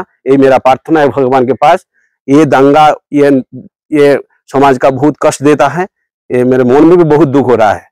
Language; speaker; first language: Hindi; non-native, local second language; Bangla